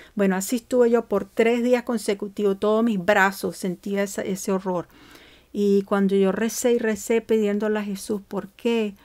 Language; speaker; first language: Spanish; early bilingual, heritage; Spanish